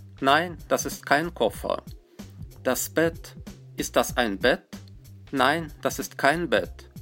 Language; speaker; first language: German; non-native, fluent; Russian